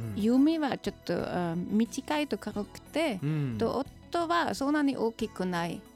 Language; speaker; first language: Japanese; non-native, learner; German